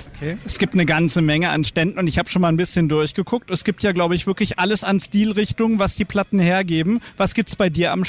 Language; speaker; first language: German; native; German